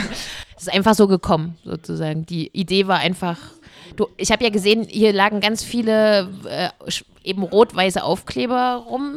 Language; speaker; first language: German; native; German